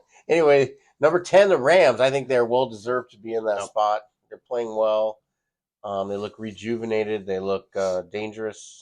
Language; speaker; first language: English; native; English